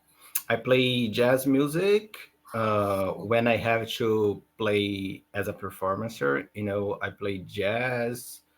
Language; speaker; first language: English; non-native, learner; Portuguese